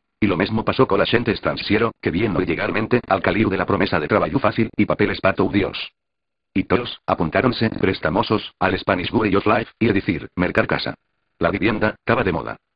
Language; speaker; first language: Asturian; non-native, local second language; Spanish